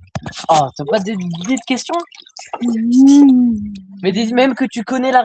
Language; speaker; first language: French; native; French